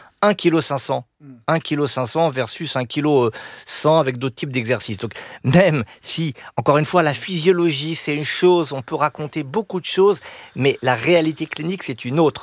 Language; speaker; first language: French; native; French